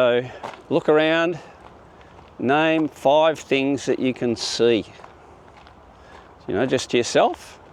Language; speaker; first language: English; native; English